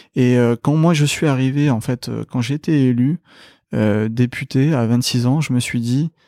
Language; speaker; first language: French; native; French